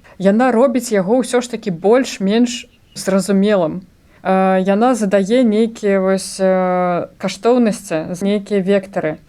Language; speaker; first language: Belarusian; non-native, local second language; Russian